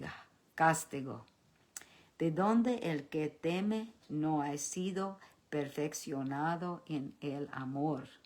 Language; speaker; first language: Spanish; early bilingual, heritage; Spanish